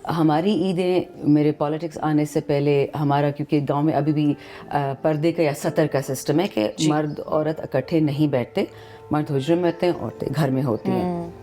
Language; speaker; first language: Urdu; non-native, local second language; Pashto